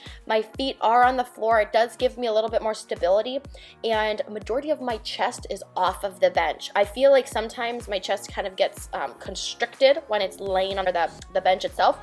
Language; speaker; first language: English; native; English